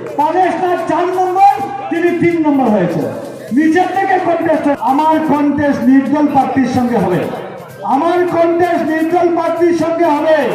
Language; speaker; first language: Bangla; native; Bangla